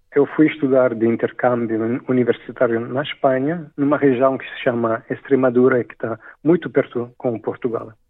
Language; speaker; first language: Portuguese; non-native, fluent; French